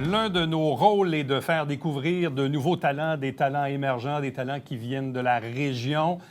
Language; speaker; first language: French; native; French